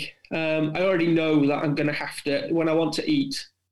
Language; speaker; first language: English; native; English